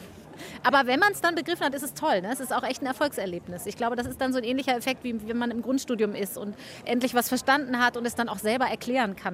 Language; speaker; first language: German; native; German